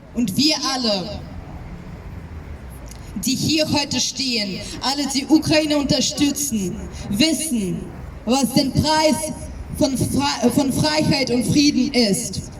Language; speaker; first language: German; non-native, fluent; Ukrainian